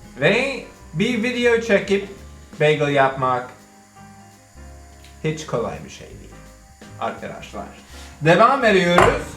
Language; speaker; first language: Turkish; non-native, learner; English